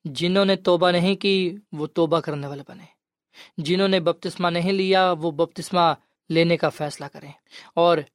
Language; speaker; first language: Urdu; non-native, local second language; Punjabi